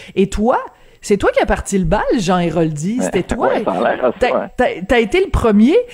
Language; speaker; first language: French; native; French